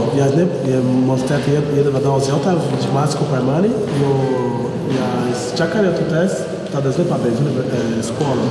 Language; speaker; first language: Latvian; non-native, learner; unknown